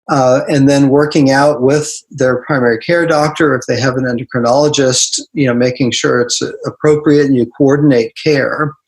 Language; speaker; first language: English; native; English